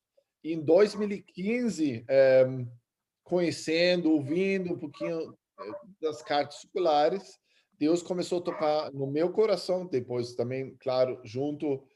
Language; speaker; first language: Portuguese; early bilingual, other home language; German